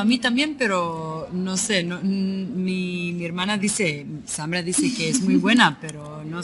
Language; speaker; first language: Spanish; non-native, learner; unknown